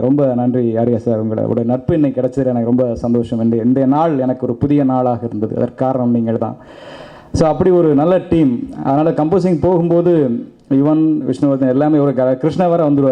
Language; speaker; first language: Tamil; native; Tamil